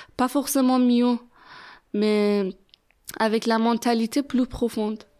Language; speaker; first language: French; non-native, fluent; Persian